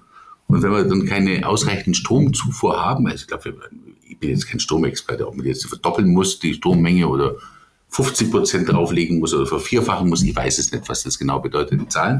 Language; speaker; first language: German; native; German